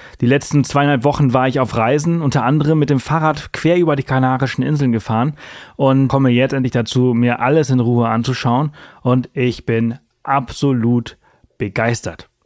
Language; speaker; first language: German; early bilingual, heritage; German